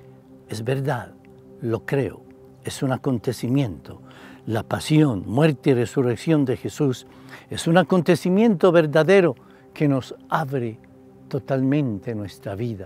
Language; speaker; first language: Spanish; native; Spanish